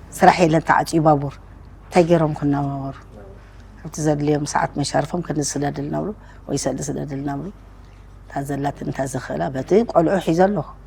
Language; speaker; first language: Tigrinya; native; Tigrinya